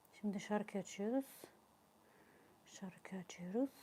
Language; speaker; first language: Turkish; non-native, fluent; Ukrainian